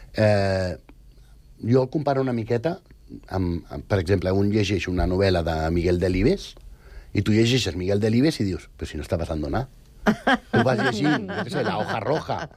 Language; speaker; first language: Catalan; non-native, local second language; Spanish